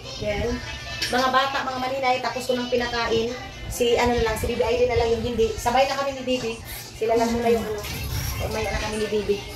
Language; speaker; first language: Filipino; non-native, local second language; Cebuano